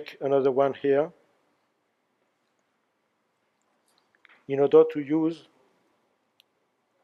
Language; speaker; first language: English; non-native, learner; French